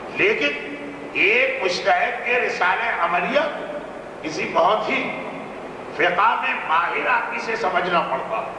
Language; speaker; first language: Urdu; native; Urdu